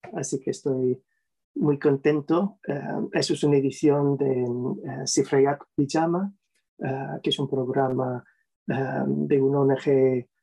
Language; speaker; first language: Spanish; non-native, fluent; English